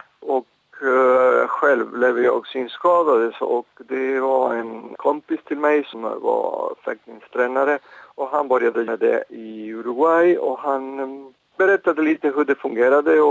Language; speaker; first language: Swedish; non-native, fluent; Spanish